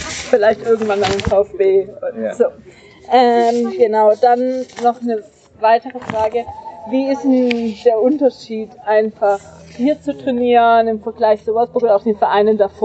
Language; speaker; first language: German; native; German